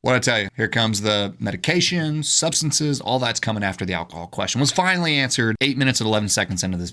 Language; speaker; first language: English; native; English